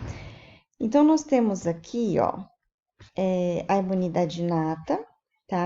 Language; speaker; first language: Portuguese; native; Portuguese